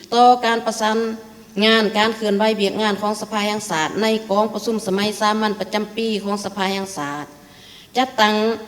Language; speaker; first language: Lao; native; Lao